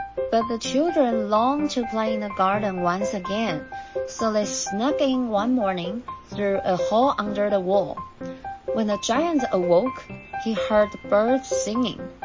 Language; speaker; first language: English; non-native, fluent; Chinese